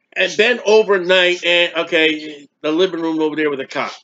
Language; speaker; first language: English; native; English